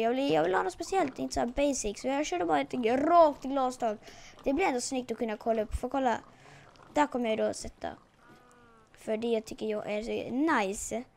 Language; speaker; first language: Swedish; native; Swedish